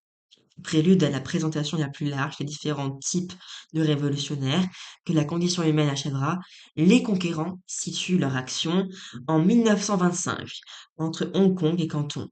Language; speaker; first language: French; native; French